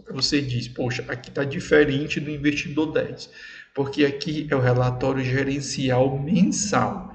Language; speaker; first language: Portuguese; native; Portuguese